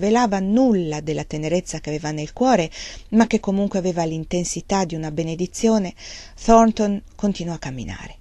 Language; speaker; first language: Italian; native; Italian